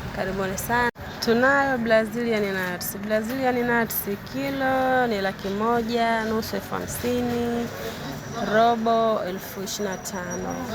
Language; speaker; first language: Swahili; native; Swahili